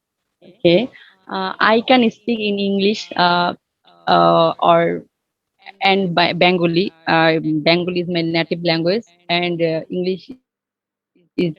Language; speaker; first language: English; non-native, learner; Bangla